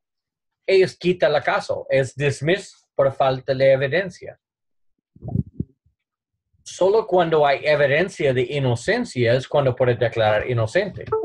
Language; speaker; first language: Spanish; non-native, learner; English